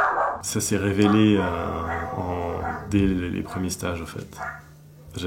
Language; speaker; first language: French; native; French